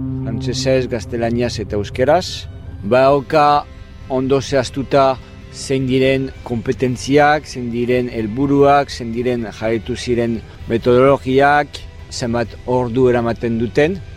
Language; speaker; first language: Basque; non-native, fluent; French